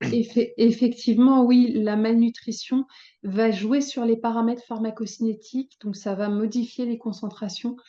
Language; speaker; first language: French; native; French